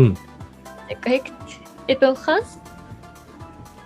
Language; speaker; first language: French; non-native, learner; Japanese